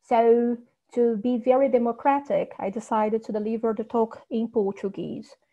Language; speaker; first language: English; non-native, fluent; Portuguese